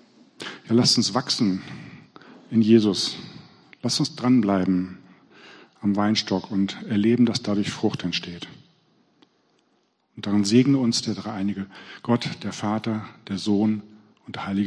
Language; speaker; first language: German; native; German